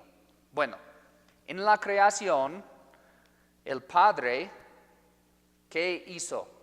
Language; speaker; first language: Spanish; non-native, fluent; English